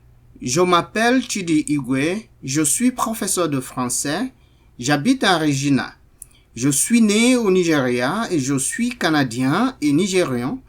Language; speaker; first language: French; non-native, fluent; Igbo